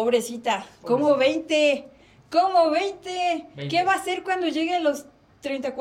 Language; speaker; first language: Spanish; native; Spanish